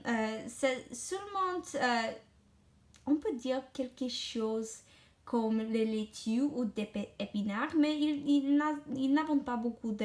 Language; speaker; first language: French; non-native, learner; English